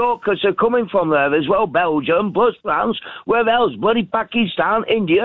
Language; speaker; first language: English; native; English